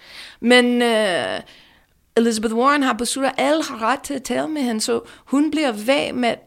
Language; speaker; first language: Danish; non-native, fluent; English